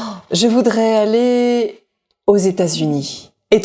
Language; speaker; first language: French; native; French